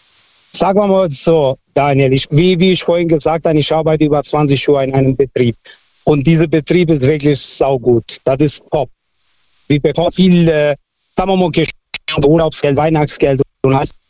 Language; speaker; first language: German; non-native, fluent; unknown